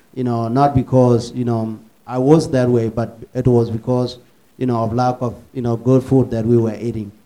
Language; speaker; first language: English; early bilingual, other home language; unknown